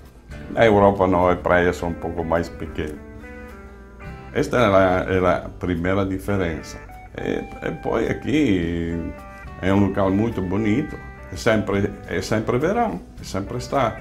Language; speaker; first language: Portuguese; non-native, fluent; Italian